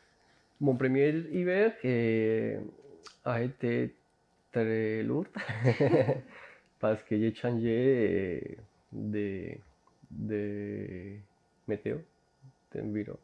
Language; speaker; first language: French; non-native, learner; Spanish